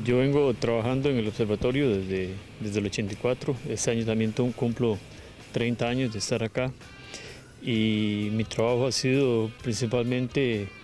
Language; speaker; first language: Spanish; native; Spanish